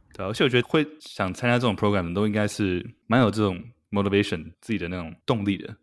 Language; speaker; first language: Chinese; native; Chinese